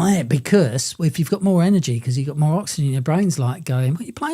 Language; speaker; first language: English; native; English